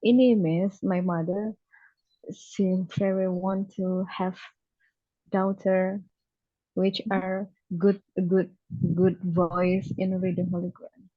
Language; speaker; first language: English; non-native, learner; Indonesian